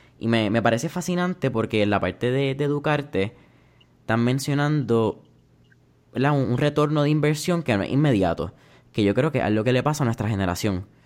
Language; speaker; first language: Spanish; native; Spanish